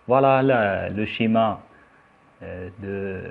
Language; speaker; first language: French; non-native, local second language; Arabic